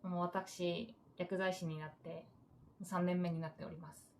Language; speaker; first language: Japanese; non-native, fluent; Korean